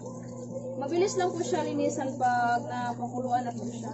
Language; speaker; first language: Filipino; non-native, local second language; Cebuano